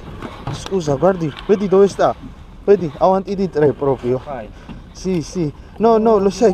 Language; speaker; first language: Italian; non-native, learner; Georgian